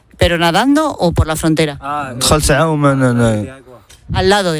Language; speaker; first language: Spanish; native; Spanish